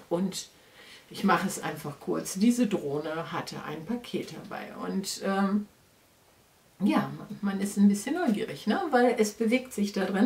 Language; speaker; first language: German; native; German